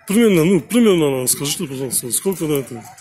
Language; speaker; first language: Russian; non-native, local second language; Kyrgyz